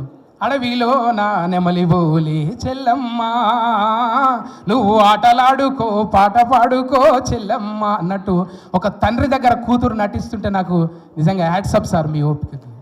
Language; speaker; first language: Telugu; native; Telugu